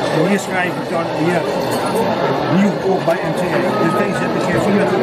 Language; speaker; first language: Dutch; native; Dutch